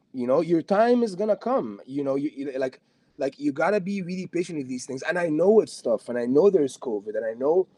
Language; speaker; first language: English; non-native, fluent; Arabic